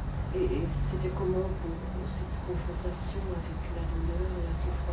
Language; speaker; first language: French; non-native, fluent; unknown